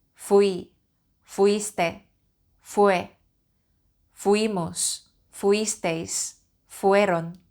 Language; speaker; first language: Spanish; non-native, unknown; Korean